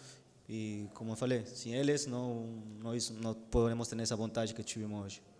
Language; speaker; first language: Portuguese; non-native, fluent; Spanish